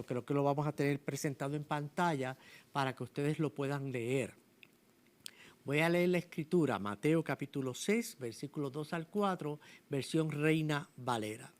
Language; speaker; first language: Spanish; native; Spanish